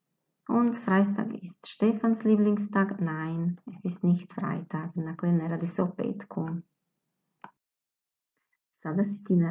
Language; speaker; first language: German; non-native, fluent; Croatian